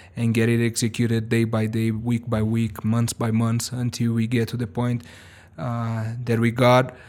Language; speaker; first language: English; non-native, fluent; Portuguese